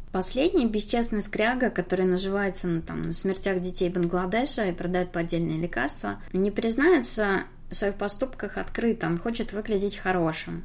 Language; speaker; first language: Russian; native; Russian